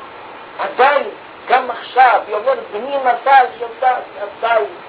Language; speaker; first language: Hebrew; non-native, fluent; Russian